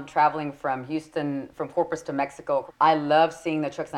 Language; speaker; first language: English; early bilingual, other home language; Spanish